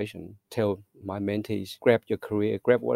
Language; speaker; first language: English; early bilingual, other home language; Vietnamese